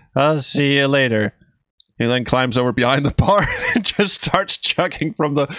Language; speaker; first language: English; non-native, fluent; Danish